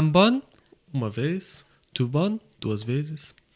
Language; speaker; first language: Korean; non-native, fluent; Portuguese